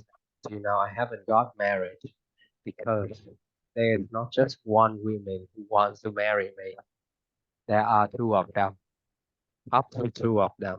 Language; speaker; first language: English; non-native, fluent; Vietnamese